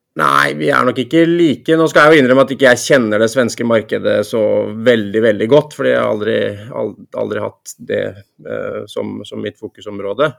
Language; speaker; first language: Norwegian; native; Norwegian